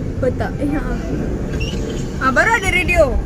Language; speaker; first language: Malay; native; Malay